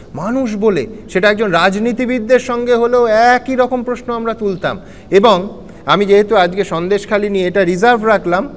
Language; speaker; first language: Bangla; native; Bangla